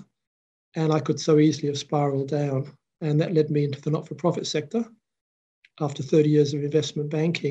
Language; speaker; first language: English; native; English